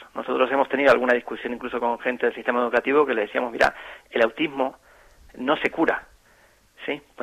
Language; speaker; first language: Spanish; native; Spanish